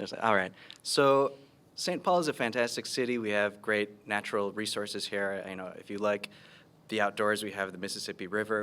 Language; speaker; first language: English; early bilingual, other home language; Spanish